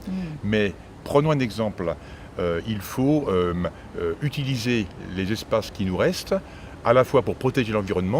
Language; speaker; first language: French; native; French